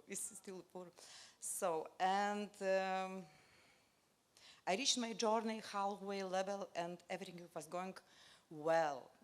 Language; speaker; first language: English; non-native, learner; Lithuanian